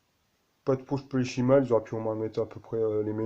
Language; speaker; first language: French; native; French